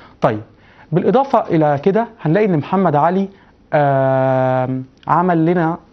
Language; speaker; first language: Arabic; native; Arabic